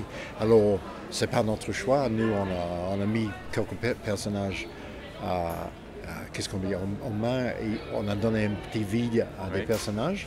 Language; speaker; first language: French; non-native, fluent; English